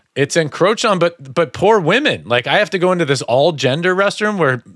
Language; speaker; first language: English; native; English